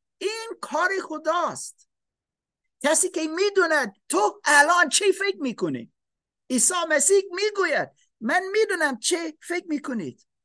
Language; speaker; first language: Persian; non-native, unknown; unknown